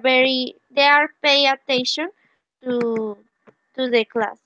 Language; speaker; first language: English; non-native, learner; Spanish